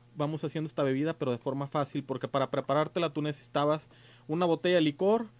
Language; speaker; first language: Spanish; native; Spanish